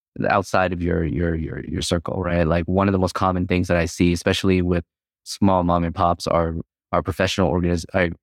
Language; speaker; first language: English; native; English